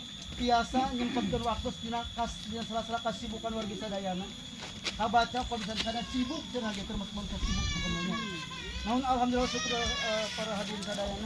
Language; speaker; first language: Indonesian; non-native, local second language; Sundanese